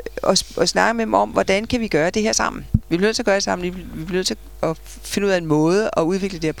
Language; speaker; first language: Danish; native; Danish